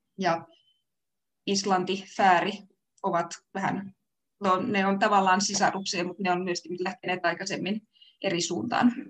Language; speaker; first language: Finnish; native; Finnish